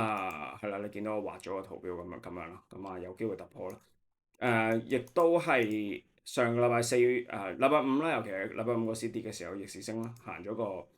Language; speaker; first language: Cantonese; native; Cantonese